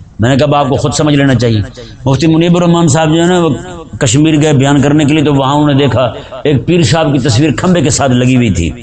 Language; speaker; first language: Urdu; non-native, local second language; Punjabi